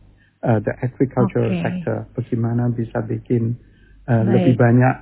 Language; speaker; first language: Indonesian; early bilingual, heritage; Chinese